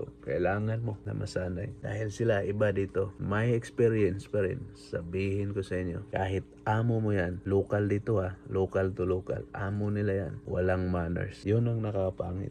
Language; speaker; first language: Filipino; non-native, local second language; Cebuano